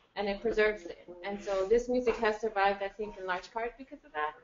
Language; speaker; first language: English; native; English